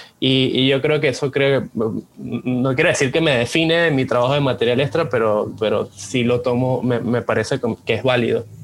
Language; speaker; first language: Spanish; native; Spanish